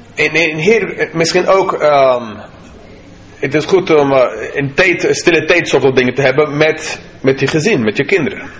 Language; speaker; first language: Dutch; non-native, fluent; English